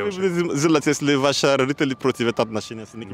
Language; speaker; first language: Russian; non-native, learner; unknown